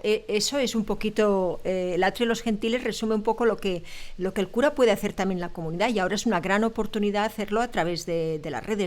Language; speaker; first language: Spanish; native; Spanish